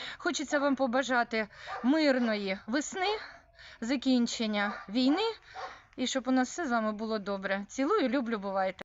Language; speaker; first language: Ukrainian; non-native, local second language; Russian